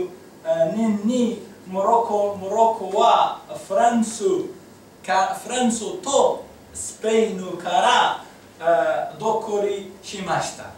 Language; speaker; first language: Japanese; non-native, learner; Arabic